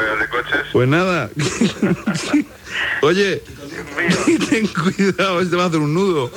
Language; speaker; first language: Spanish; native; Spanish